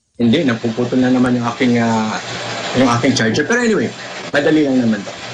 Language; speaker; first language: Filipino; native; Filipino